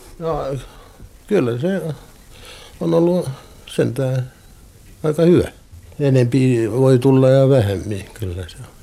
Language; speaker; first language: Finnish; non-native, local second language; Swedish